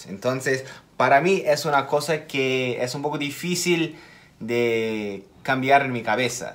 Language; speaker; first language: Spanish; non-native, fluent; English